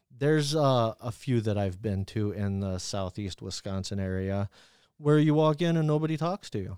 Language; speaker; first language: English; native; English